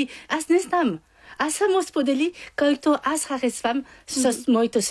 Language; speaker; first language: Bulgarian; non-native, learner; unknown